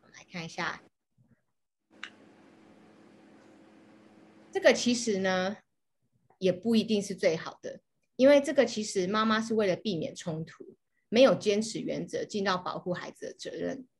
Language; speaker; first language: Chinese; native; Chinese